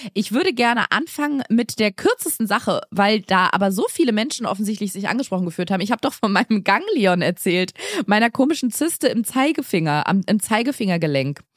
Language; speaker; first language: German; native; German